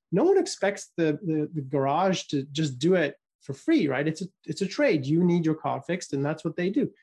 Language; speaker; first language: English; native; English